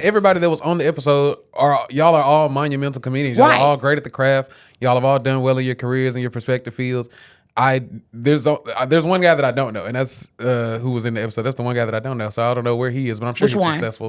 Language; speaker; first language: English; native; English